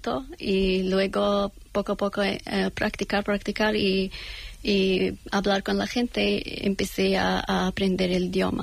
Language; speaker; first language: Spanish; non-native, learner; Persian